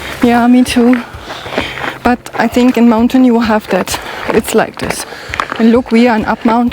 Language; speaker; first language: English; non-native, learner; German